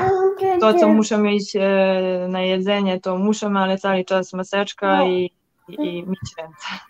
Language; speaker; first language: Polish; non-native, learner; Serbian